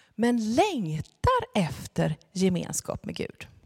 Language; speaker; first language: Swedish; native; Swedish